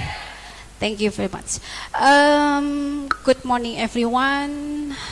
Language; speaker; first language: English; non-native, learner; Indonesian